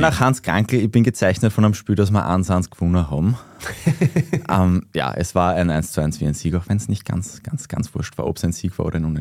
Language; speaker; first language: German; native; German